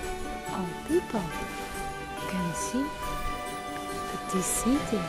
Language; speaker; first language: English; non-native, learner; Russian